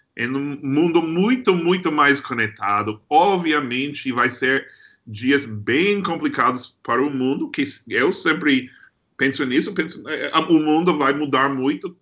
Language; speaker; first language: Portuguese; non-native, fluent; English